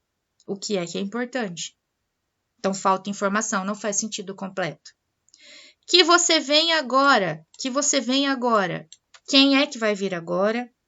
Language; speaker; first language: Portuguese; native; Portuguese